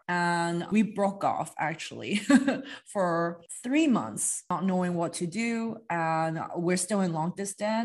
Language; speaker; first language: English; non-native, local second language; Cantonese